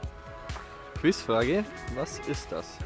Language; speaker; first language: German; native; German